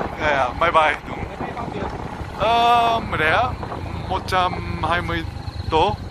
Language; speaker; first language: Vietnamese; non-native, learner; English